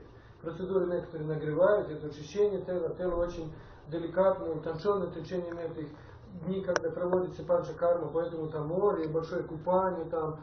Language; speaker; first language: Russian; non-native, fluent; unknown